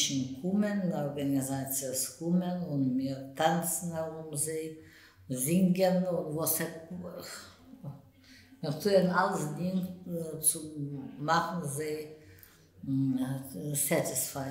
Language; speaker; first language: German; non-native, learner; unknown